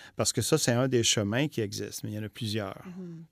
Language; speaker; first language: French; native; French